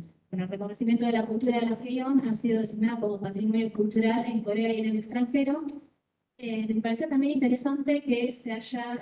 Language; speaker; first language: Spanish; native; Spanish